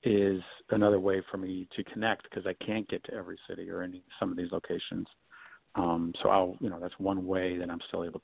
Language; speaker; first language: English; native; English